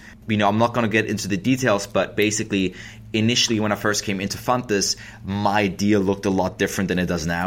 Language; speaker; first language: English; non-native, fluent; German